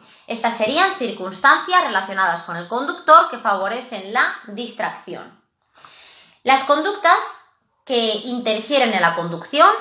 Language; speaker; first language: Spanish; native; Spanish